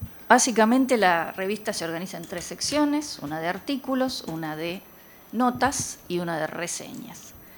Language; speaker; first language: Spanish; native; Spanish